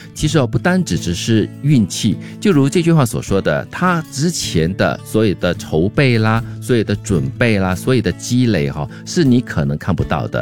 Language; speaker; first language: Chinese; native; Chinese